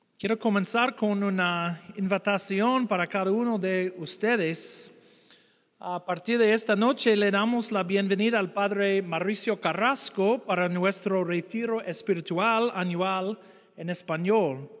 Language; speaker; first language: Spanish; non-native, fluent; English